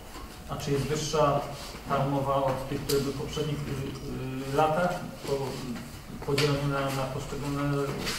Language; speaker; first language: Polish; native; Polish